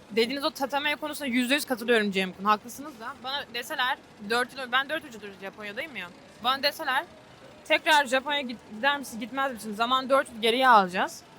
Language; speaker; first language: Turkish; native; Turkish